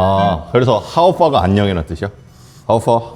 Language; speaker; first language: Korean; native; Korean